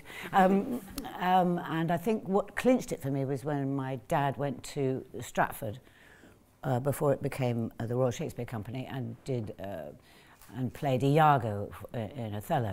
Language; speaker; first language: English; native; English